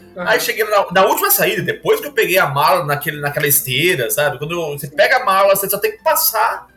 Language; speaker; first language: Portuguese; native; Portuguese